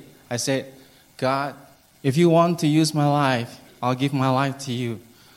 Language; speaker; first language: English; non-native, learner; Indonesian